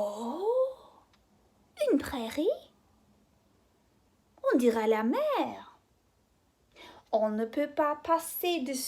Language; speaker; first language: French; non-native, fluent; English